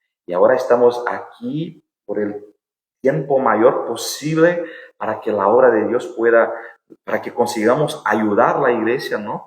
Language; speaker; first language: Spanish; non-native, fluent; Portuguese